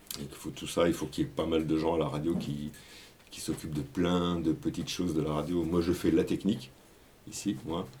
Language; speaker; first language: French; native; French